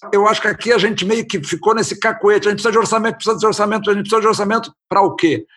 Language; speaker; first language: Portuguese; native; Portuguese